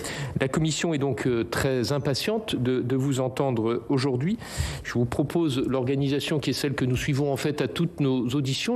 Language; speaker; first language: French; native; French